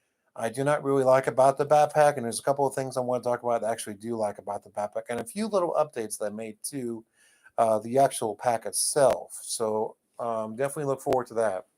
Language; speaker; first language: English; native; English